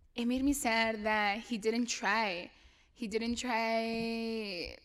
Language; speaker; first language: English; non-native, fluent; Spanish